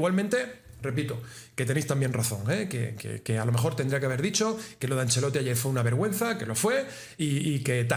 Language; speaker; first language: Spanish; native; Spanish